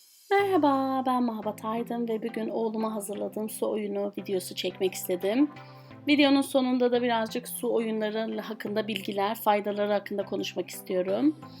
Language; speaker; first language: Turkish; non-native, fluent; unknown